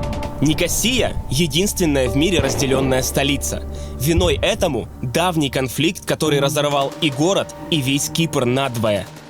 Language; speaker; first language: Russian; native; Russian